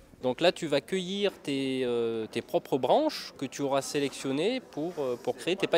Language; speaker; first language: French; native; French